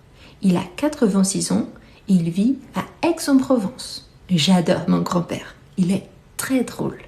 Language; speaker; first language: French; non-native, fluent; Portuguese